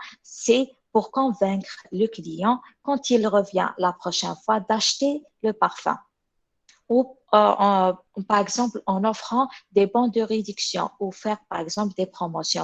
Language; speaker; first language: French; non-native, local second language; Arabic